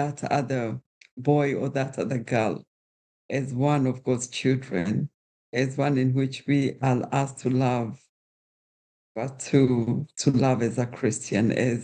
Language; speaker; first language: English; non-native, local second language; Kikuyu